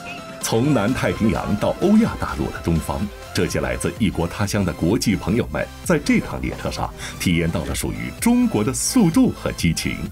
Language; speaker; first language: Chinese; native; Chinese